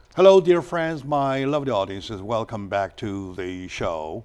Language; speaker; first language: English; non-native, fluent; Chinese